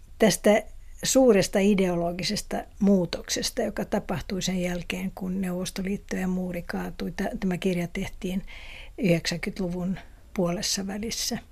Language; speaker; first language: Finnish; non-native, local second language; Swedish